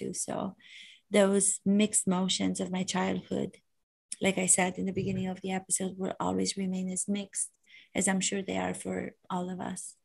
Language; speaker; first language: English; non-native, fluent; Romanian